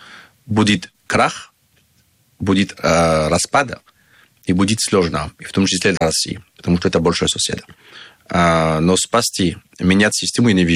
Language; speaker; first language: Russian; non-native, learner; French